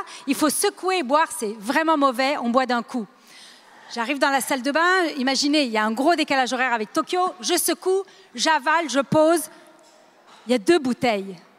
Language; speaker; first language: French; native; French